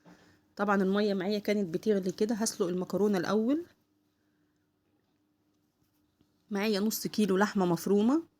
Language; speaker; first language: Arabic; native; Arabic